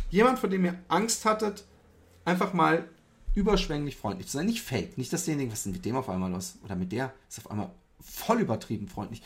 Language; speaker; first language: German; early bilingual, other home language; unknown